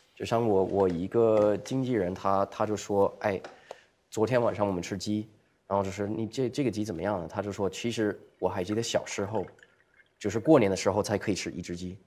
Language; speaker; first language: Chinese; non-native, fluent; English